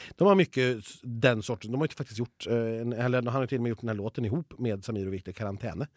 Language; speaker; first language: Swedish; native; Swedish